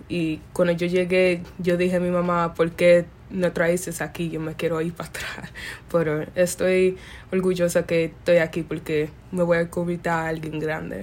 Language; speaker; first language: Spanish; early bilingual, other home language; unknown